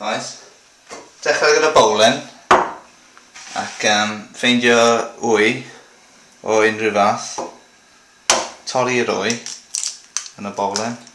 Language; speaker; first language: Welsh; non-native, local second language; English